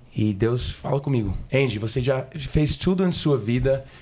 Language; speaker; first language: Portuguese; non-native, learner; English